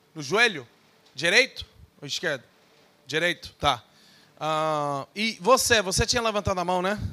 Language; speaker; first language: Portuguese; non-native, fluent; English